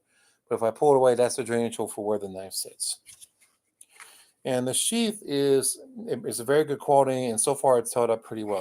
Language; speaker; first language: English; native; English